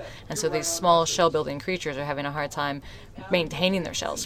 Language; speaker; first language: English; native; English